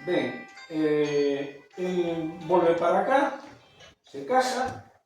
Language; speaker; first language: Spanish; non-native, local second language; Galician